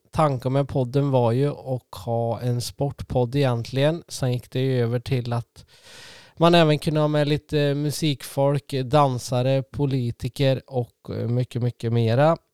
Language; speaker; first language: Swedish; native; Swedish